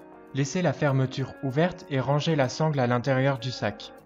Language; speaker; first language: French; native; French